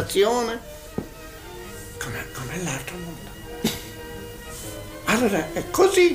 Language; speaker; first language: Italian; non-native, learner; Hungarian